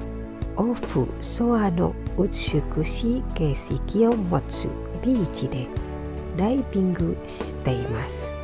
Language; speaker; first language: Japanese; non-native, fluent; Indonesian